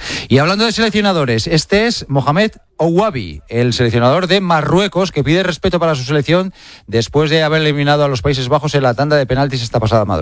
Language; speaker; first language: Spanish; native; Spanish